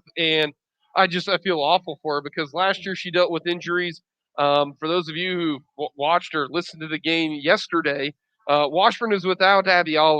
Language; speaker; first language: English; native; English